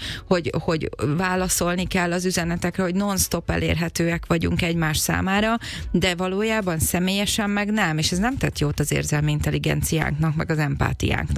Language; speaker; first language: Hungarian; native; Hungarian